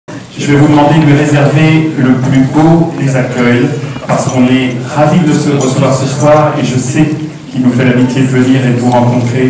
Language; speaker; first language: French; native; French